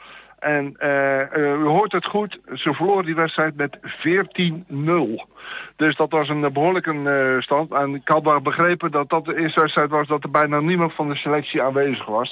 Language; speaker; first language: Dutch; native; Dutch